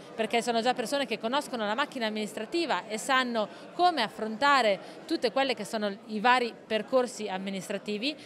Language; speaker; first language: Italian; native; Italian